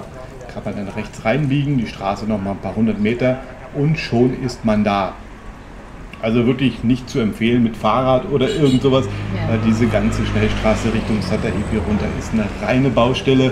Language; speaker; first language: German; native; German